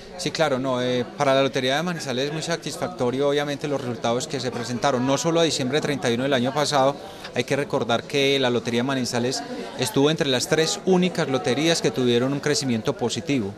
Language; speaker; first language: Spanish; native; Spanish